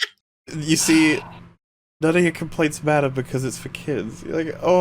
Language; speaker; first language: English; native; English